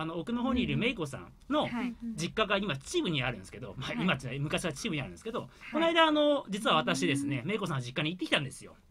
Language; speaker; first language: Japanese; native; Japanese